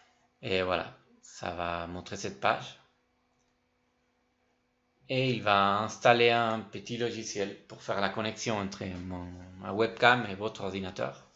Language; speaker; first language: French; non-native, fluent; Spanish